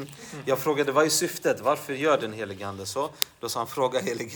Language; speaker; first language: Swedish; non-native, fluent; Polish